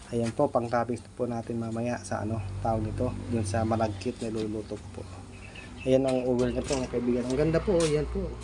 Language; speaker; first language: Filipino; non-native, local second language; Pangasinan